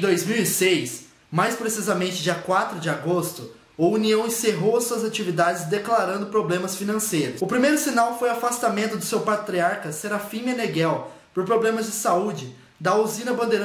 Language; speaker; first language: Portuguese; native; Portuguese